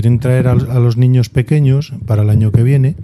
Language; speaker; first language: Spanish; native; Spanish